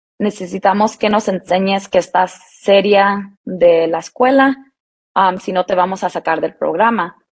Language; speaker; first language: Spanish; early bilingual, heritage; Spanish